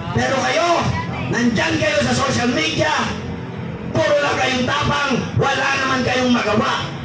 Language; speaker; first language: Filipino; native; Filipino